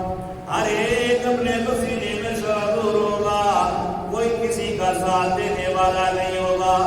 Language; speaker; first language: Urdu; native; Urdu